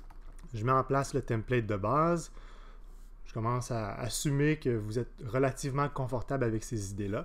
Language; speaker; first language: French; native; French